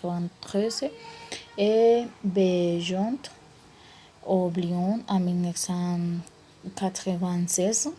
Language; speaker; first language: French; non-native, learner; Spanish